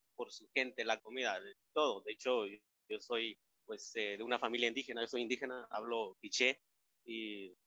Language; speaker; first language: Spanish; native; Spanish